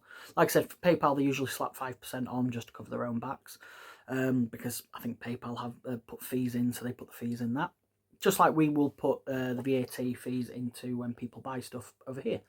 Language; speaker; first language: English; native; English